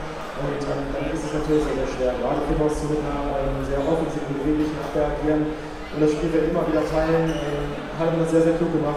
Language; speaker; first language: German; native; German